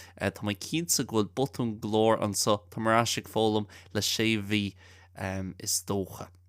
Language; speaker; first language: Irish; non-native, local second language; English